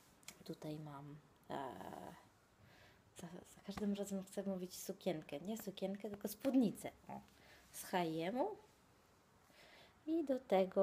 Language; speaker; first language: Polish; non-native, fluent; Italian